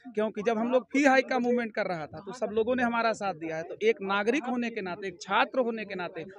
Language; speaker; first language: Hindi; native; Hindi